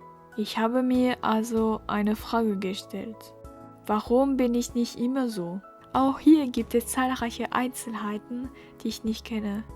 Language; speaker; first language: German; non-native, learner; French